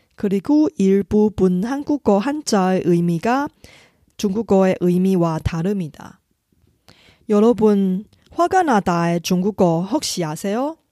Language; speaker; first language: Korean; non-native, fluent; Chinese